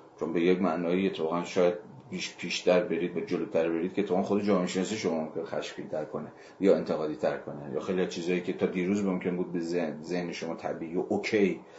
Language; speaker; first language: Persian; native; Persian